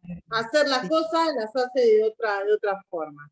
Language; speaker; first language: Spanish; native; Spanish